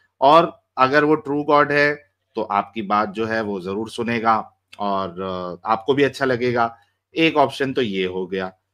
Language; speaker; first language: Hindi; native; Hindi